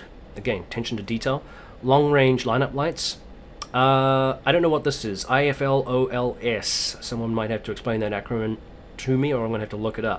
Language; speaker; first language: English; native; English